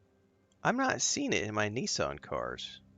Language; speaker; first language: English; native; English